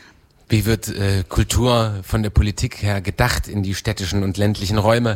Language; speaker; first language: German; native; German